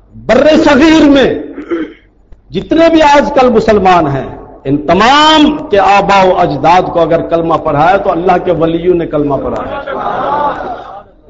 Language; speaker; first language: Urdu; non-native, local second language; Saraiki